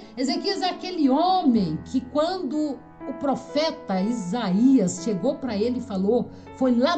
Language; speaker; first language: Portuguese; native; Portuguese